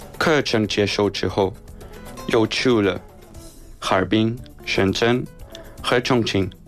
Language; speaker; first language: Chinese; non-native, learner; Spanish